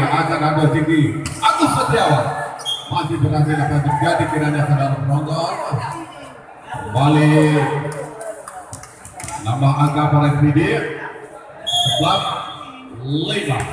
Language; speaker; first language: Indonesian; non-native, local second language; Achinese